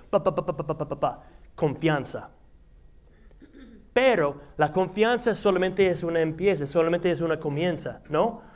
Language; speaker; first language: Spanish; non-native, fluent; English